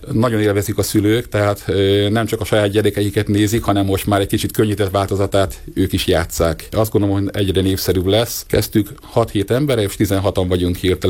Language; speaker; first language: Hungarian; native; Hungarian